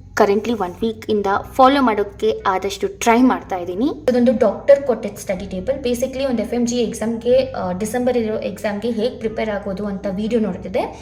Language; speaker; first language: Kannada; non-native, local second language; Telugu